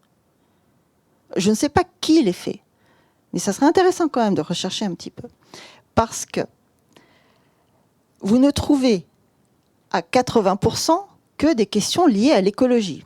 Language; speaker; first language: French; native; French